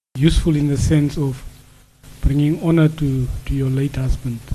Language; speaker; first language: English; non-native, local second language; Afrikaans